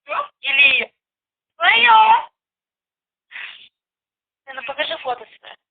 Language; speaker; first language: Russian; native; Russian